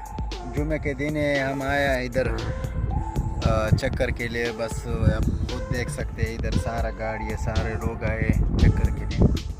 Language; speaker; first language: Hindi; non-native, local second language; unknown